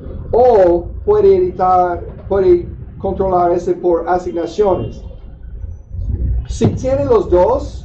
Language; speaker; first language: Spanish; non-native, fluent; English